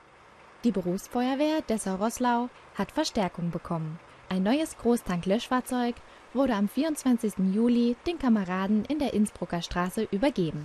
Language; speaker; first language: German; native; German